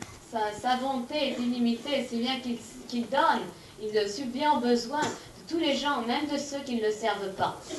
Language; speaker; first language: French; native; French